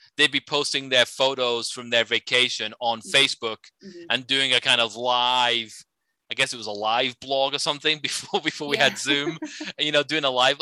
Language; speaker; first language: English; native; English